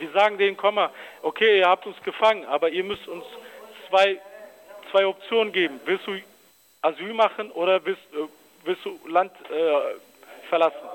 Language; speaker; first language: German; early bilingual, other home language; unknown